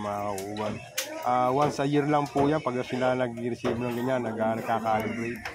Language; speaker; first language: Filipino; non-native, local second language; Cebuano